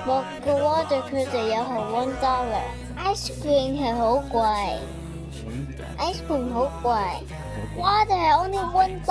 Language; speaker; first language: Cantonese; early bilingual, heritage; English